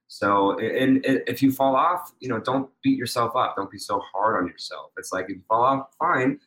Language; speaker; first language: English; native; English